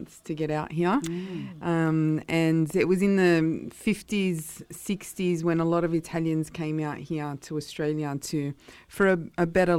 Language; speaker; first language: English; non-native, local second language; Italian